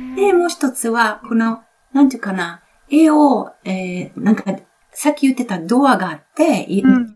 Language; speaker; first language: Japanese; non-native, fluent; Italian